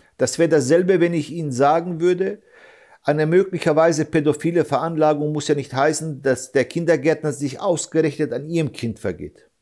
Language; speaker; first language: German; early bilingual, other home language; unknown